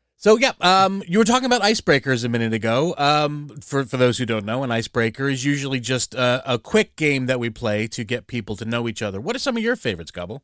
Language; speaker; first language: English; native; English